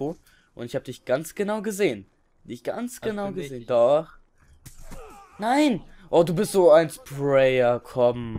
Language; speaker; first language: German; native; German